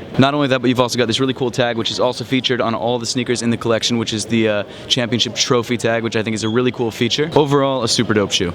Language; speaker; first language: English; native; English